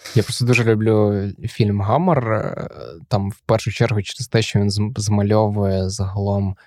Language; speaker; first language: Ukrainian; native; Ukrainian